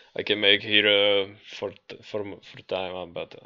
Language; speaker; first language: English; non-native, learner; Slovak